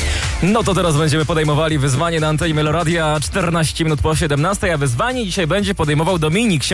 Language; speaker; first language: Polish; native; Polish